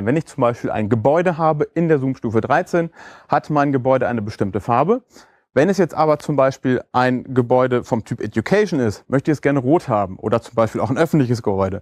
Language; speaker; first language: German; native; German